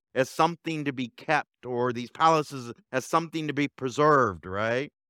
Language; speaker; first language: English; native; English